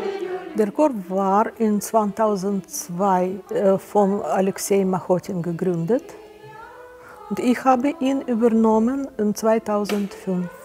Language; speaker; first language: German; non-native, fluent; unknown